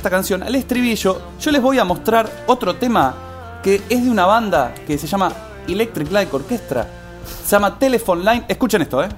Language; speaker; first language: Spanish; native; Spanish